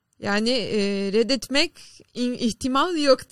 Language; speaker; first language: Turkish; non-native, learner; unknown